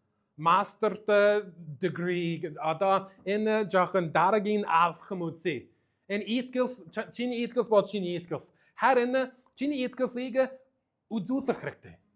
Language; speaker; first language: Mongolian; non-native, learner; English